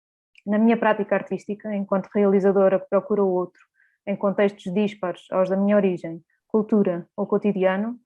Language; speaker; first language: Portuguese; native; Portuguese